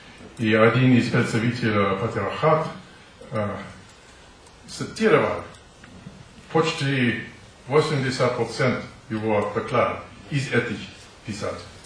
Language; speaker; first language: Russian; non-native, learner; English